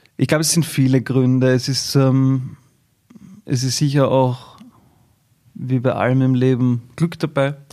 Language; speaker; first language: German; native; German